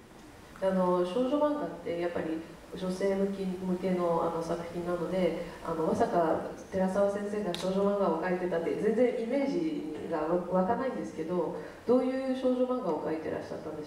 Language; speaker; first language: Japanese; non-native, fluent; French